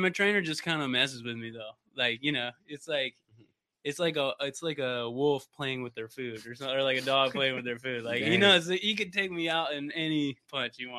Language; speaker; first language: English; native; English